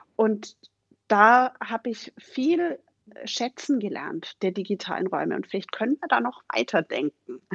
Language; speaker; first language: German; native; German